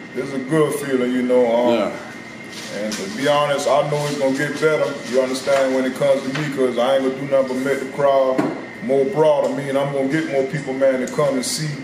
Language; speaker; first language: English; native; English